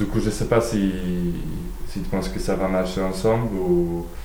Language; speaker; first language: French; non-native, fluent; Polish